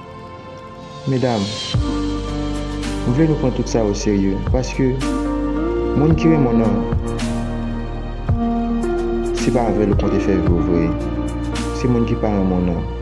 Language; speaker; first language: French; non-native, learner; Haitian Creole